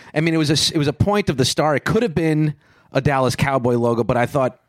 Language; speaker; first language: English; native; English